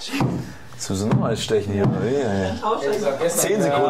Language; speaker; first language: German; native; German